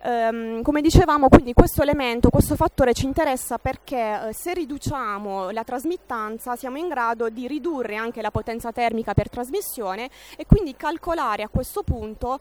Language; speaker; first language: Italian; native; Italian